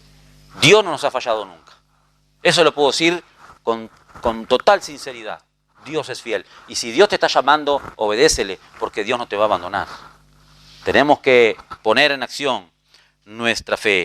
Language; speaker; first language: Spanish; native; Spanish